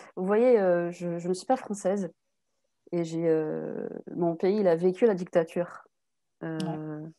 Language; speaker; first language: French; native; French